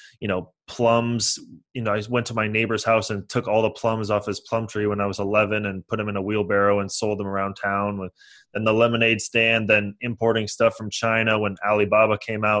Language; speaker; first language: English; native; English